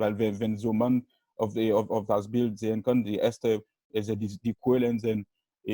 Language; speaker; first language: German; non-native, learner; Haitian Creole